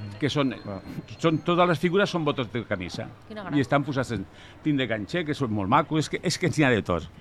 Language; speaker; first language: Catalan; non-native, local second language; Spanish